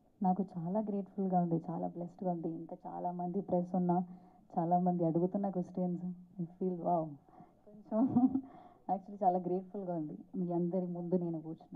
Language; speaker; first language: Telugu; non-native, learner; Malayalam